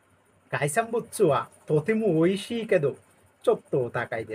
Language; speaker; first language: Japanese; non-native, learner; Bangla